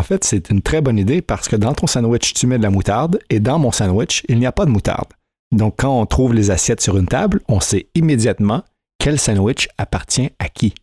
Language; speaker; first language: French; non-native, fluent; English